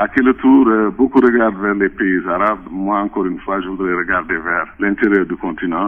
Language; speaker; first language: French; non-native, local second language; Wolof